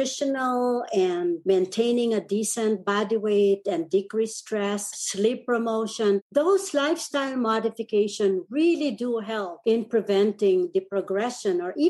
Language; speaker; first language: English; non-native, local second language; Pampanga